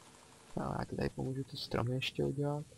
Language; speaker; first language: Czech; native; Czech